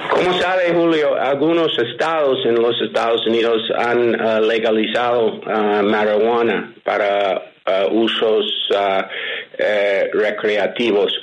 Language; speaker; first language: Spanish; non-native, fluent; English